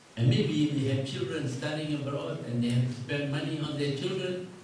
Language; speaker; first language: English; non-native, local second language; Malay